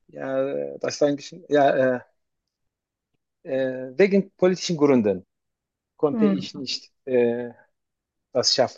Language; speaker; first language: German; non-native, learner; Turkish